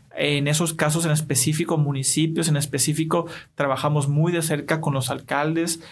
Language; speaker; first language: Spanish; native; Spanish